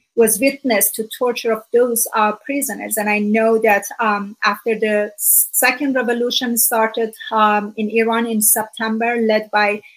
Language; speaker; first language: English; non-native, fluent; Persian